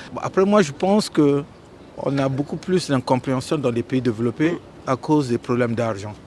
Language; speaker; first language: French; non-native, local second language; Lingala